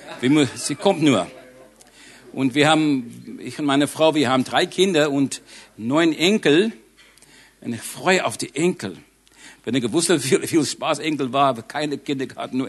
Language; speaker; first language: German; non-native, learner; English